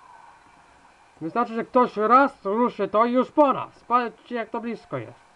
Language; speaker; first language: Polish; native; Polish